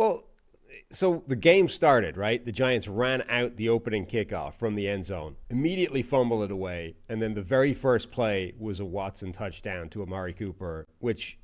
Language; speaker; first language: English; native; English